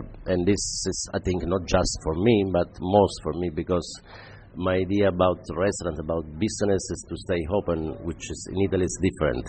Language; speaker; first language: English; non-native, fluent; Italian